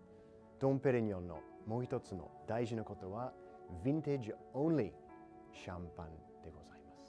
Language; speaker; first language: Japanese; non-native, fluent; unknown